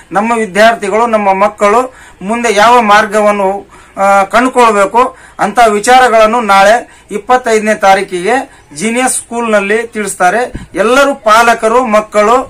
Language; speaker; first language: Kannada; non-native, local second language; Lambadi